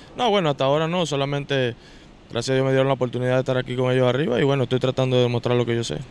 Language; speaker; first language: Spanish; native; Spanish